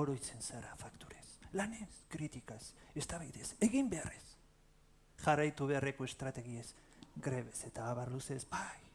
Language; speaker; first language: Basque; native; Basque